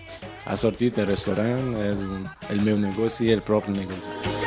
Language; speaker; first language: Catalan; non-native, learner; Arabic